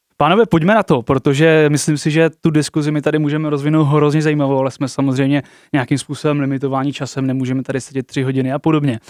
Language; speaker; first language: Czech; native; Czech